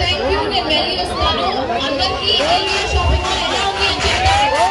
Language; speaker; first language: Telugu; non-native, fluent; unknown